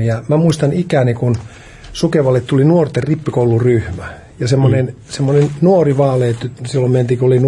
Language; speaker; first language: Finnish; native; Finnish